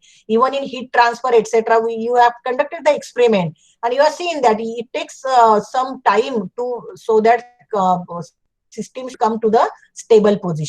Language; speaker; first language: English; non-native, local second language; Marathi